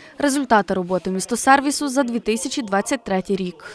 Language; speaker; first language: Ukrainian; native; Ukrainian